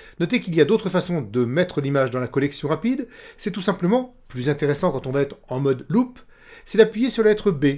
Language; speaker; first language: French; native; French